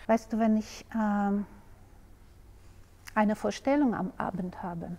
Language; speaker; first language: German; non-native, fluent; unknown